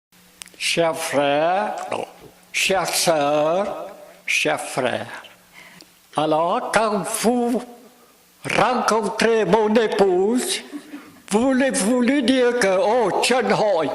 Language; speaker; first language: French; non-native, fluent; Vietnamese